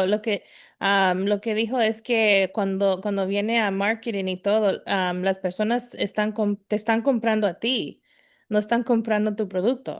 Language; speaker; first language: Spanish; early bilingual, heritage; Spanish